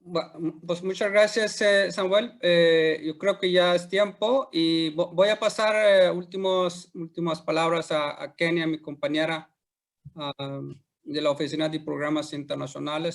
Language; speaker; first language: Spanish; non-native, fluent; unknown